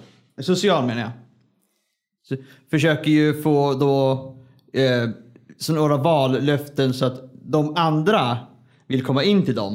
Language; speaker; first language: Swedish; native; Swedish